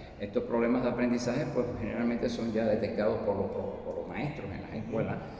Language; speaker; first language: Spanish; native; Spanish